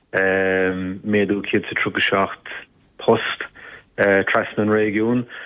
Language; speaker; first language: Irish; native; Irish